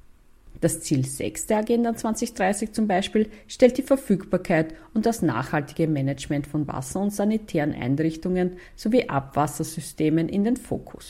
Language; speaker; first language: German; native; German